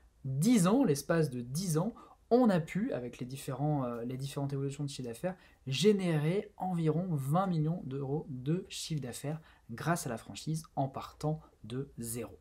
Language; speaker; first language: French; native; French